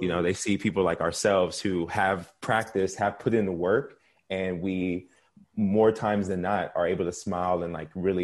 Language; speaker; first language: English; native; English